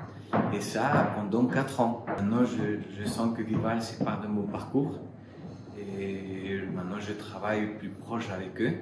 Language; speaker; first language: French; non-native, fluent; Spanish